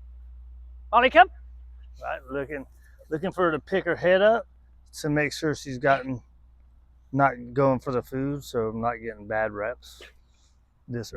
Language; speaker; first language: English; native; English